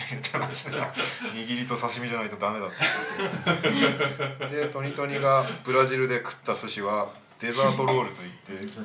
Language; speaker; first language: Japanese; native; Japanese